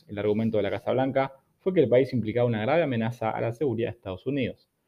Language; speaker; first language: Spanish; native; Spanish